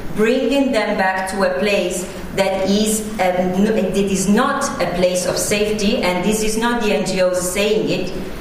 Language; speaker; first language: English; non-native, fluent; Italian